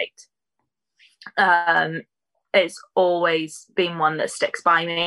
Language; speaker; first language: English; native; English